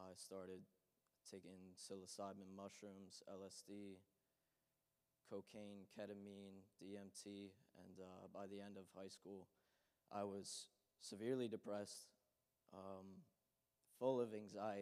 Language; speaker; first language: English; native; English